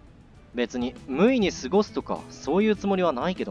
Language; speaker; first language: Japanese; native; Japanese